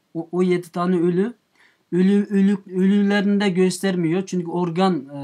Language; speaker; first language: Turkish; non-native, fluent; Uyghur